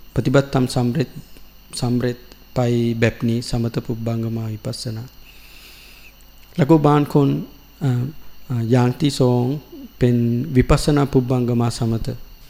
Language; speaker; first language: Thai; non-native, learner; Sinhala